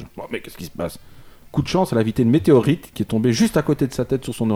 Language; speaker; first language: French; native; French